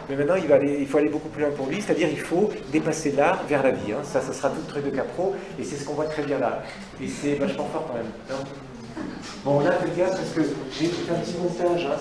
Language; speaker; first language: French; native; French